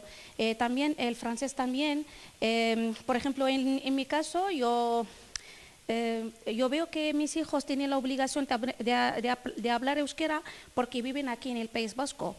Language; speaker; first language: Spanish; non-native, fluent; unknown